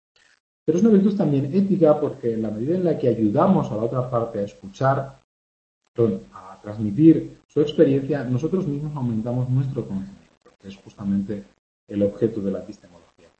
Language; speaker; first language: Spanish; native; Spanish